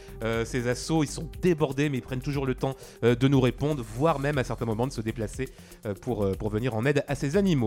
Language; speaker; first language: French; native; French